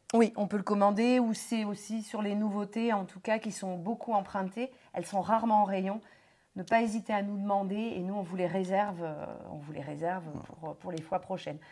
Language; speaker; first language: French; native; French